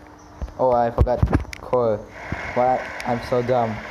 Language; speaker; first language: English; non-native, learner; Indonesian